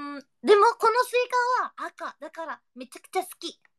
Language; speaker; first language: Japanese; non-native, learner; Indonesian